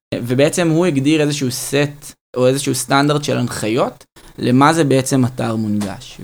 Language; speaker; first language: Hebrew; native; Hebrew